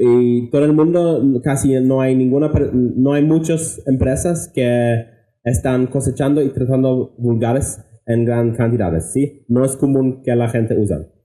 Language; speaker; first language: Spanish; non-native, fluent; English